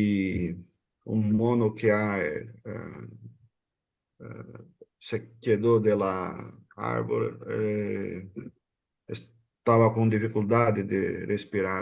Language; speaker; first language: Spanish; non-native, fluent; Portuguese